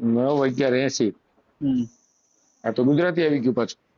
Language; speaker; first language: Hindi; non-native, local second language; Gujarati